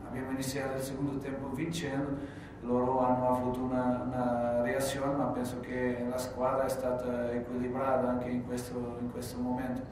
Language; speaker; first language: Italian; non-native, fluent; Portuguese